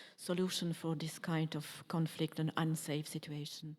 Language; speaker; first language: English; non-native, fluent; Czech